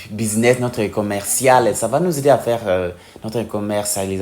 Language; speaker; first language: French; non-native, fluent; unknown